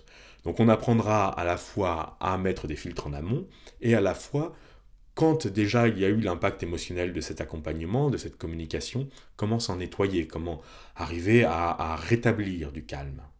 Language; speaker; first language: French; native; French